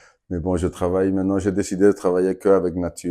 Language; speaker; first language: French; non-native, fluent; Spanish